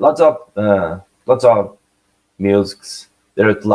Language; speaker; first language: English; non-native, learner; Portuguese